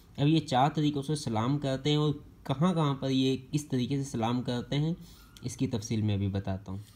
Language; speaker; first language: Urdu; native; Urdu